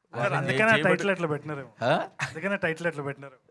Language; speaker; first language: Telugu; native; Telugu